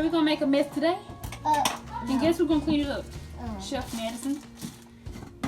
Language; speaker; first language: English; native; English